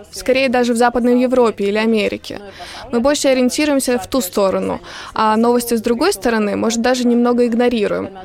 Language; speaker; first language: Russian; non-native, local second language; Lithuanian